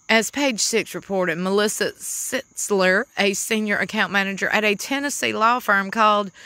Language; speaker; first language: English; native; English